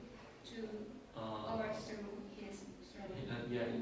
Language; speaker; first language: English; non-native, learner; Chinese